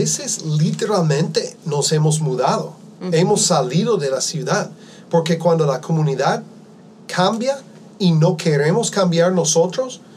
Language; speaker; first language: Spanish; non-native, fluent; English